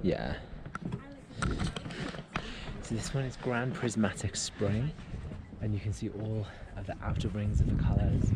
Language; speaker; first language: English; native; English